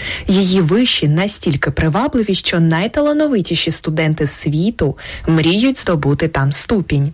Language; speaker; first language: Ukrainian; native; Ukrainian